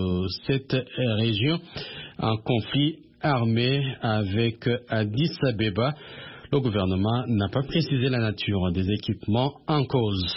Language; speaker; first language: French; non-native, local second language; Rundi